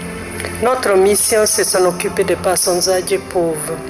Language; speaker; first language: French; non-native, fluent; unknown